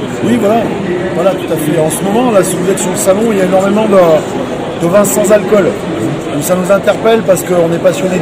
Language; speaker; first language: French; native; French